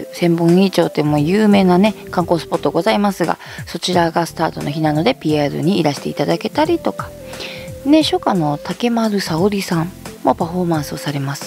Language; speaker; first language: Japanese; native; Japanese